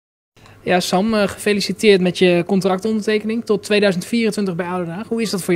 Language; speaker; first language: Dutch; native; Dutch